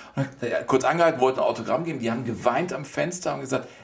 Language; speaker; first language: German; native; German